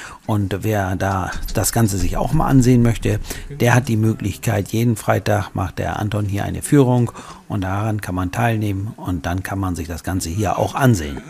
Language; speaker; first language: German; native; German